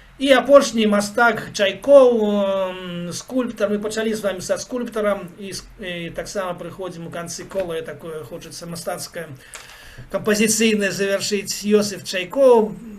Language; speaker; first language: Belarusian; native; Belarusian